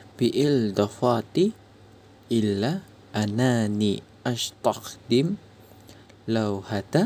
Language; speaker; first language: Arabic; non-native, learner; Malay